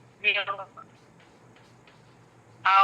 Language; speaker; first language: English; non-native, learner; Marathi